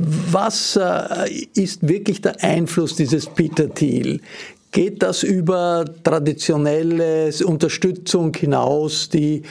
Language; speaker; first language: German; native; German